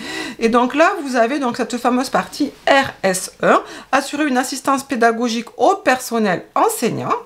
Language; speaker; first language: French; native; French